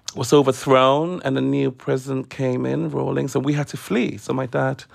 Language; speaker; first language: English; non-native, local second language; Akan